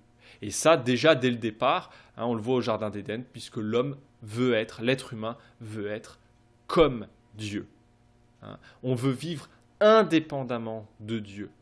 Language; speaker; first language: French; native; French